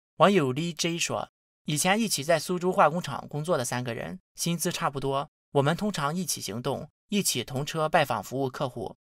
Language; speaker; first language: Chinese; native; Chinese